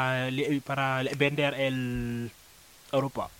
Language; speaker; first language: Spanish; non-native, learner; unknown